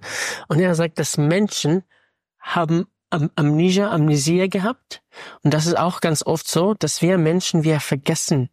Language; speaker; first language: German; non-native, fluent; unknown